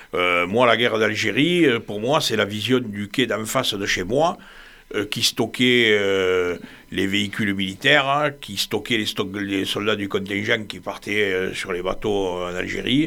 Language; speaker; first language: French; native; French